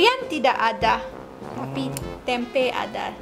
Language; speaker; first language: Indonesian; non-native, fluent; Manipuri